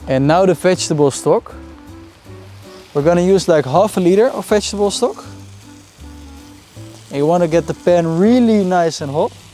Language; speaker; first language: English; non-native, fluent; Dutch